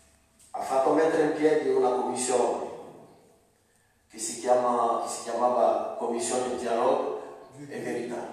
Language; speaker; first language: Italian; non-native, fluent; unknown